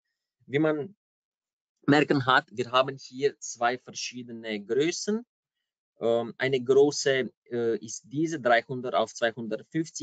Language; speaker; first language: German; non-native, fluent; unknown